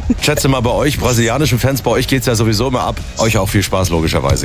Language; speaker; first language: German; native; German